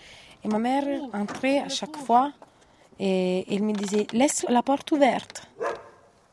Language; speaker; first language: French; non-native, fluent; Italian